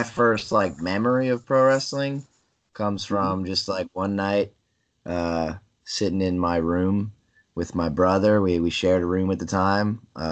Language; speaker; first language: English; native; English